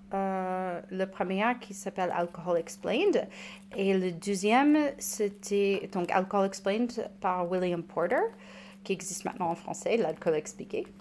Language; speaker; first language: French; non-native, fluent; English